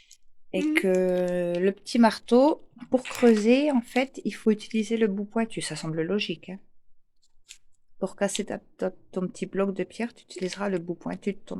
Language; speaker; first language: French; native; French